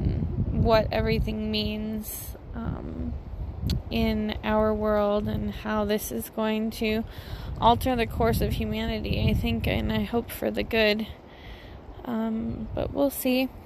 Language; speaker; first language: English; native; English